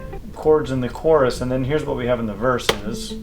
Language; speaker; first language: English; native; English